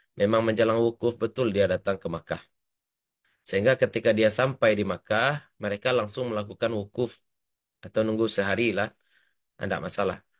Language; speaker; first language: Indonesian; native; Indonesian